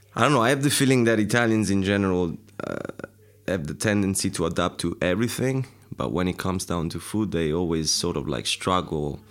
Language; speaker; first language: English; non-native, fluent; Italian